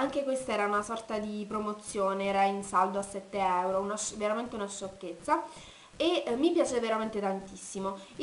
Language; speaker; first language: Italian; native; Italian